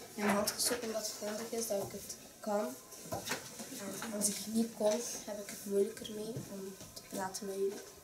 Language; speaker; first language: Dutch; early bilingual, other home language; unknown